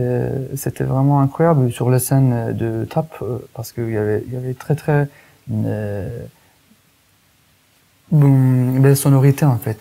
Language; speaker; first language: French; non-native, fluent; Kurdish